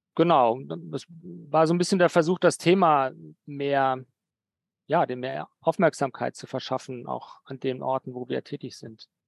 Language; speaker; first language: German; native; German